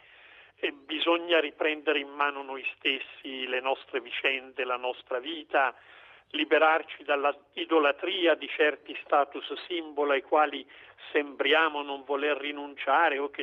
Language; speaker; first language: Italian; native; Italian